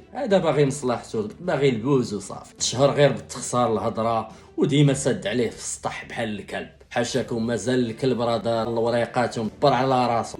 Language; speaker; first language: Arabic; native; Arabic